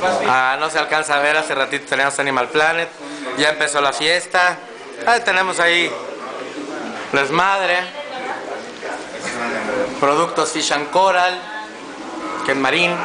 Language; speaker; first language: Spanish; native; Spanish